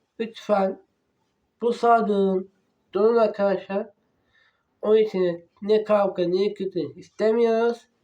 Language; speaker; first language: Turkish; non-native, learner; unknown